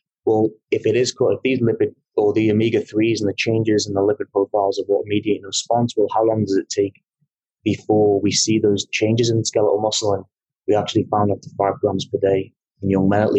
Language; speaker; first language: English; native; English